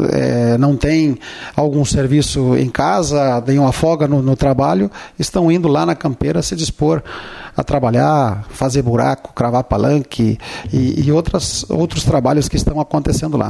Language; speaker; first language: Portuguese; native; Portuguese